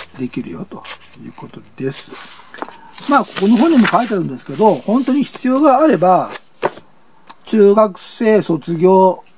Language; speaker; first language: Japanese; native; Japanese